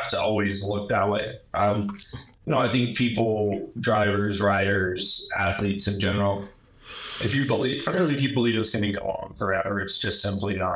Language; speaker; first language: English; native; English